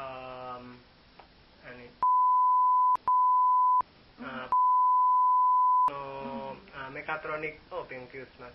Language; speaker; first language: Japanese; non-native, learner; Indonesian